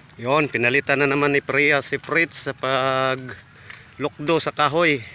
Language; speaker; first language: Filipino; non-native, local second language; Cebuano